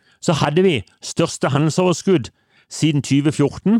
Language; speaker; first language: Norwegian; native; Norwegian